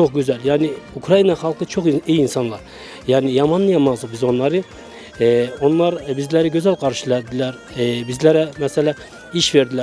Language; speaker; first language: Turkish; early bilingual, heritage; Turkish